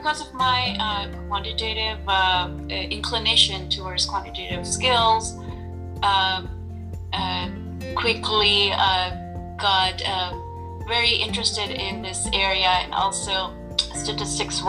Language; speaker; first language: English; non-native, local second language; Urdu